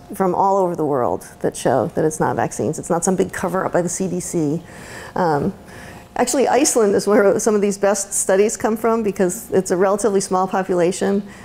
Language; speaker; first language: English; native; English